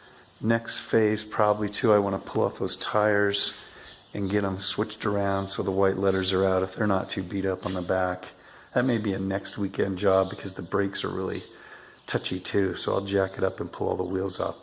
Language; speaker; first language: English; native; English